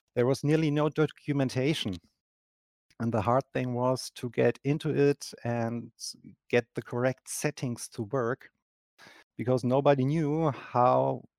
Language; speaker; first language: English; non-native, fluent; German